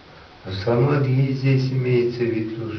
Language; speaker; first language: Russian; native; Russian